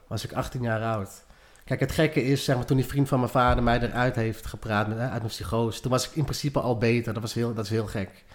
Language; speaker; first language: Dutch; native; Dutch